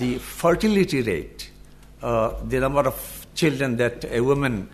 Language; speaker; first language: English; non-native, local second language; Bangla